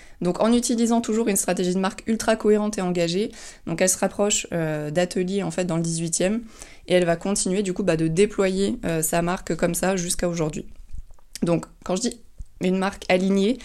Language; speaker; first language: French; native; French